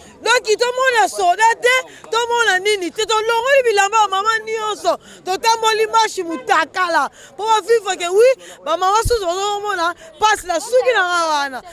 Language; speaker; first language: Lingala; non-native, local second language; Kongo